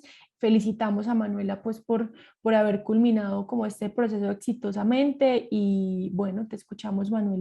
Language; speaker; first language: Spanish; native; Spanish